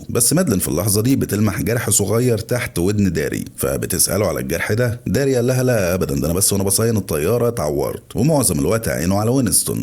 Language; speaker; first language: Arabic; native; Arabic